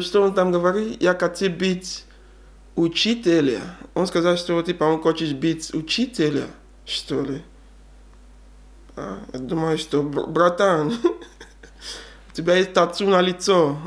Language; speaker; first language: Russian; non-native, learner; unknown